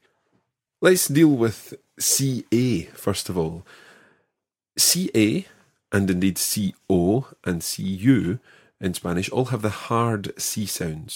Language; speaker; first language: English; native; English